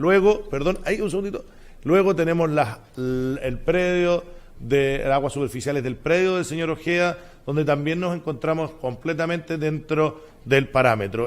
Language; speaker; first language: Spanish; native; Spanish